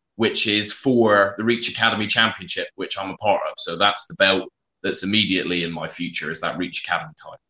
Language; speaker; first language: English; native; English